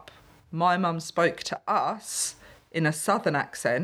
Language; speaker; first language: English; native; English